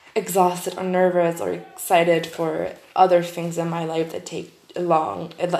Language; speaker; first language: English; non-native, fluent; German